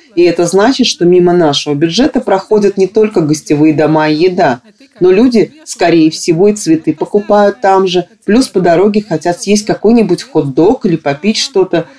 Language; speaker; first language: Russian; non-native, local second language; Latvian